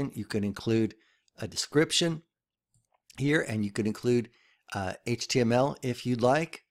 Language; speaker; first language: English; native; English